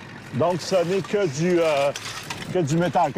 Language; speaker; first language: French; native; French